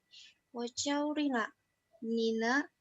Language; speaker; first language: Chinese; non-native, learner; Indonesian